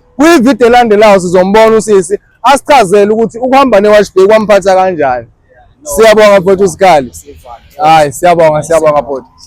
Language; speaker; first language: Zulu; native; Zulu